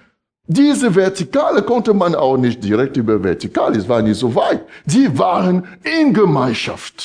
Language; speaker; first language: German; non-native, fluent; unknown